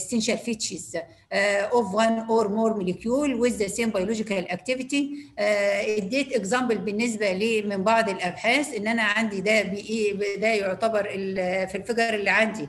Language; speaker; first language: Arabic; native; Arabic